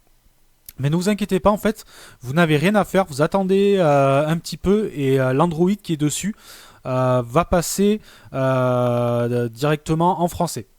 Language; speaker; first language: French; native; French